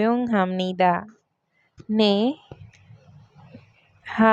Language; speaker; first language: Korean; non-native, fluent; Hindi